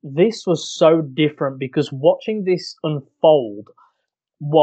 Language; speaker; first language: English; native; English